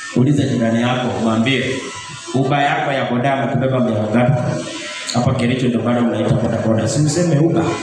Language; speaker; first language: Swahili; non-native, local second language; Luyia